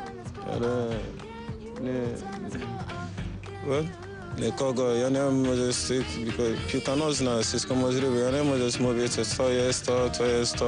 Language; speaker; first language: Polish; non-native, learner; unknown